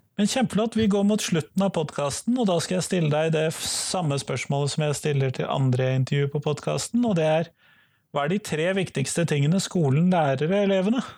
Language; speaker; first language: Norwegian; native; Norwegian